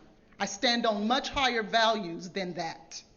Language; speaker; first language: English; native; English